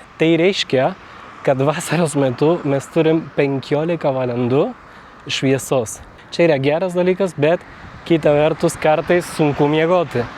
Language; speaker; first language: Lithuanian; non-native, fluent; Spanish